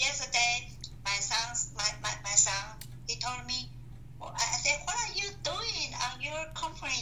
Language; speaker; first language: English; non-native, learner; Chinese